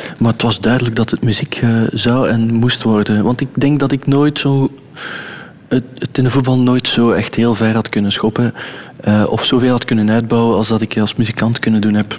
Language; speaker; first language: Dutch; native; Dutch